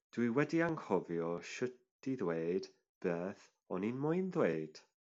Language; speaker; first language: Welsh; non-native, learner; English